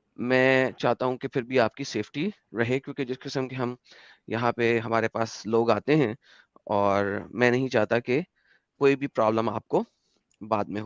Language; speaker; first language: Hindi; native; Hindi